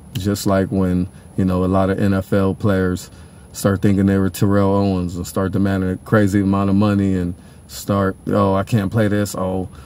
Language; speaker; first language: English; native; English